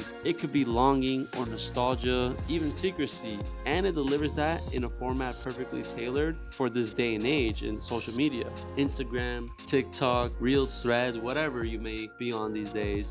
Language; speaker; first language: English; native; English